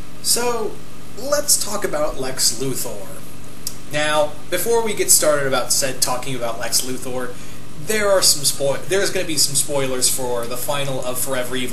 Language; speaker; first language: English; native; English